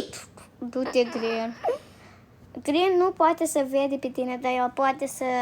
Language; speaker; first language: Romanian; early bilingual, heritage; Romanian